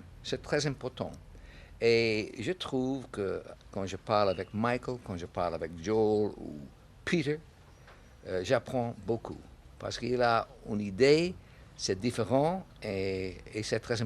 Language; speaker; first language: French; non-native, learner; English